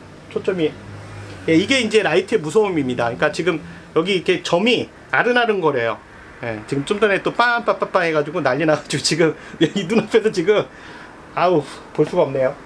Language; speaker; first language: Korean; native; Korean